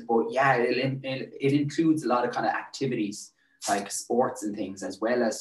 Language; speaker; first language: English; native; English